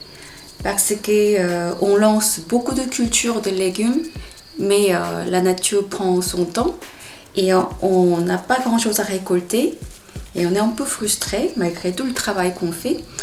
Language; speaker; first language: French; non-native, fluent; Korean